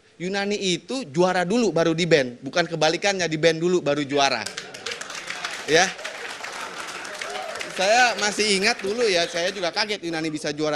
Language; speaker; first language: Indonesian; native; Indonesian